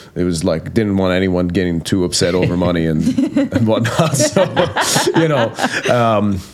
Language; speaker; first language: English; non-native, fluent; Persian